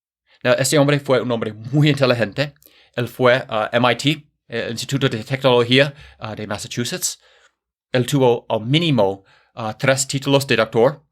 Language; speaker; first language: Spanish; non-native, fluent; English